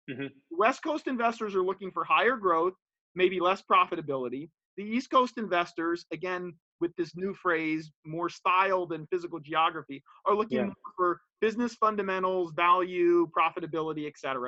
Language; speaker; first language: English; native; English